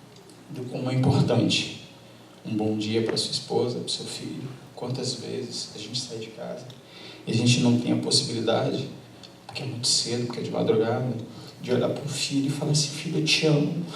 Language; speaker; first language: Portuguese; native; Portuguese